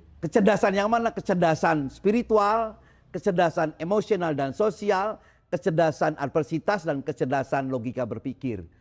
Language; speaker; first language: Indonesian; non-native, local second language; Sundanese